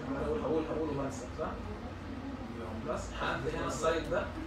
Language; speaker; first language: Arabic; native; Arabic